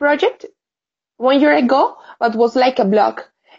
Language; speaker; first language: English; non-native, learner; Spanish